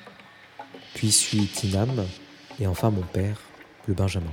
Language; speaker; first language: French; native; French